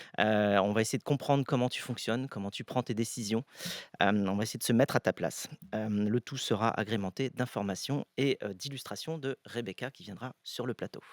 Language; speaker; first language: French; native; French